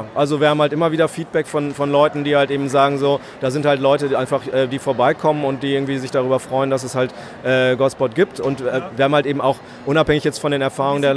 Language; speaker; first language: German; native; German